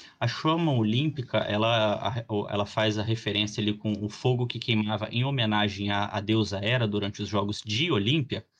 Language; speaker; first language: Portuguese; native; Portuguese